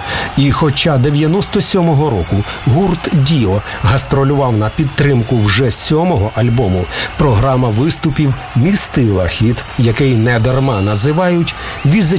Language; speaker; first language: Ukrainian; native; Ukrainian